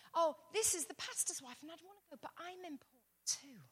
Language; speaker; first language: English; native; English